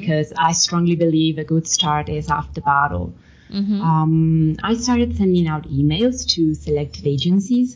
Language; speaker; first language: English; non-native, fluent; Italian